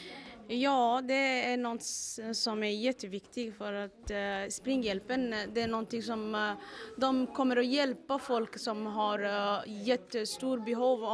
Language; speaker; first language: Swedish; non-native, fluent; Somali